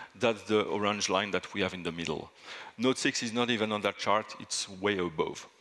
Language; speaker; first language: English; non-native, fluent; French